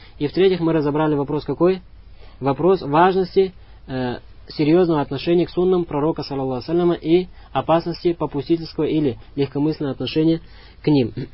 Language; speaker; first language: Russian; non-native, local second language; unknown